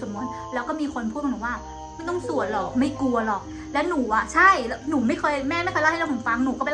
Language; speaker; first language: Thai; native; Thai